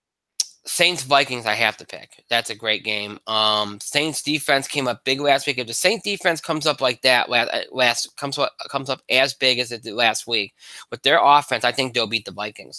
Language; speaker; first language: English; native; English